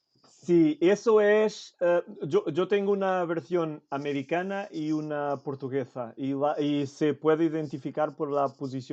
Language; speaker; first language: Spanish; non-native, fluent; Portuguese